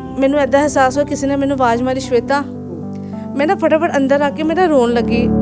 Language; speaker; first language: Punjabi; non-native, local second language; Hindi